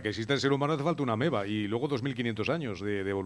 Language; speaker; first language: Spanish; native; Spanish